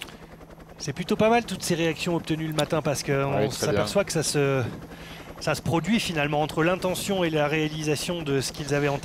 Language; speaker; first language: French; native; French